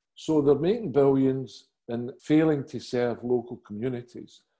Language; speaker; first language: English; native; English